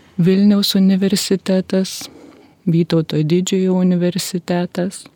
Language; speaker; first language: Lithuanian; native; Lithuanian